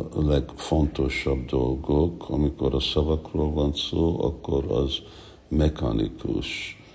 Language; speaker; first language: Hungarian; non-native, learner; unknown